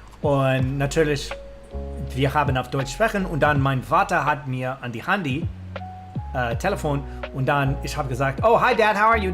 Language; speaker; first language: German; non-native, learner; English